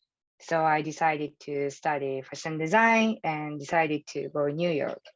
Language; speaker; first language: English; non-native, learner; Japanese